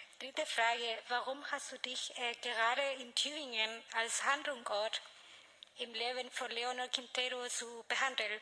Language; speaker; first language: German; non-native, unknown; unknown